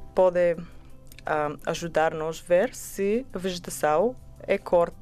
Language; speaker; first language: Portuguese; non-native, learner; Bulgarian